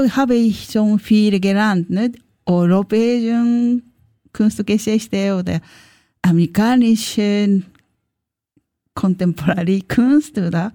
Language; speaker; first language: German; non-native, learner; Japanese